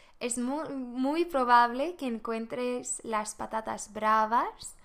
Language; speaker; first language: Spanish; non-native, fluent; Swedish